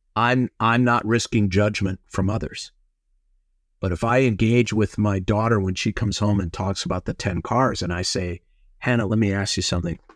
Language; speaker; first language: English; native; English